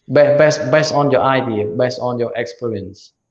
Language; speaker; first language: English; non-native, learner; Khmer